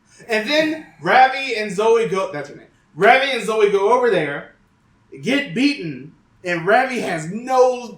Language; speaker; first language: English; native; English